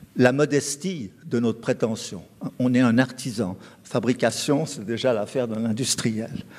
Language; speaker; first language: French; native; French